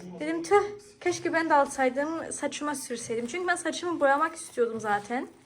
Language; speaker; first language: Turkish; native; Turkish